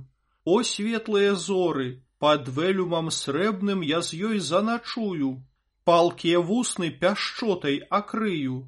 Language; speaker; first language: Belarusian; native; Belarusian